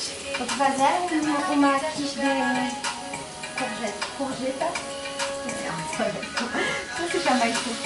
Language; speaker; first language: Portuguese; non-native, fluent; French